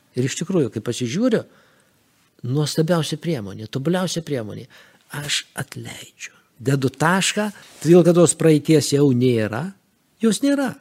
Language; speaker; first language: Lithuanian; native; Lithuanian